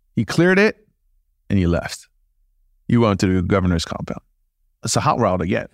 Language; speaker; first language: English; early bilingual, other home language; French